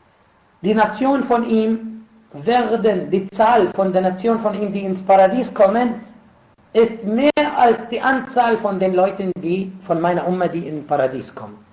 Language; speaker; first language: German; non-native, fluent; Arabic